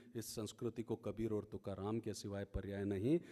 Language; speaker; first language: Hindi; non-native, local second language; Marathi